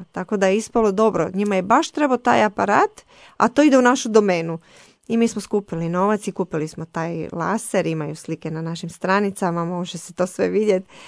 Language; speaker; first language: Croatian; native; Croatian